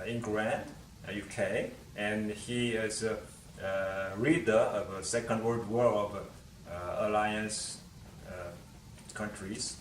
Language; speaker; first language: English; non-native, learner; Korean